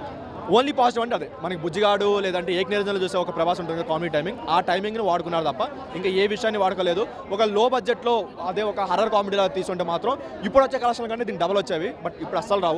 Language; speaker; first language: Telugu; native; Telugu